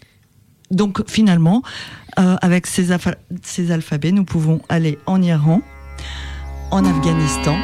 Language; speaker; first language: French; native; French